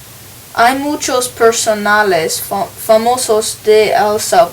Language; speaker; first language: Spanish; non-native, learner; English